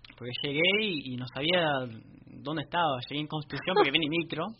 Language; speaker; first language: Spanish; non-native, fluent; Portuguese